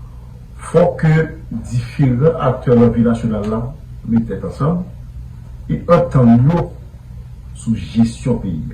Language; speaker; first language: Haitian Creole; native; Haitian Creole